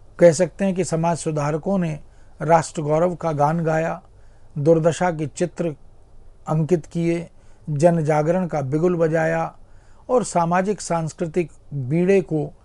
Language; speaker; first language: Hindi; native; Hindi